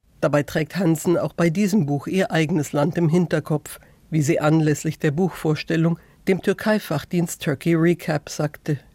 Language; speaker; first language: German; native; German